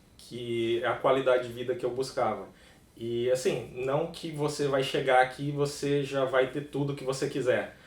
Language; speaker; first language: Portuguese; native; Portuguese